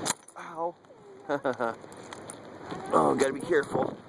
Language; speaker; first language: English; native; English